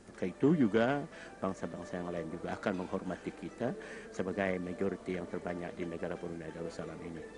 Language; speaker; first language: Malay; native; Malay